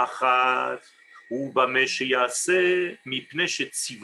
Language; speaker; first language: Hebrew; non-native, fluent; French